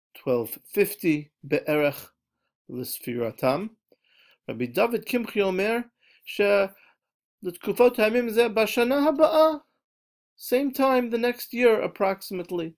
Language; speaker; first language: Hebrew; non-native, fluent; English